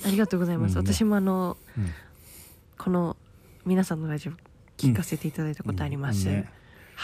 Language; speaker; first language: Japanese; native; Japanese